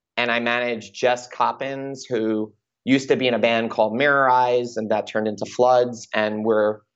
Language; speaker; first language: English; native; English